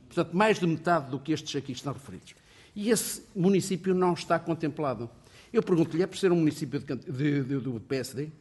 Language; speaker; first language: Portuguese; native; Portuguese